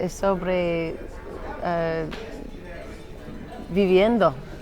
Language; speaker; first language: Spanish; non-native, learner; English